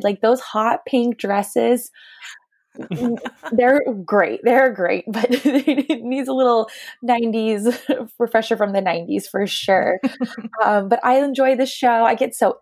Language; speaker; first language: English; native; English